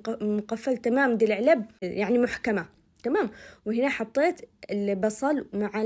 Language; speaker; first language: Arabic; native; Arabic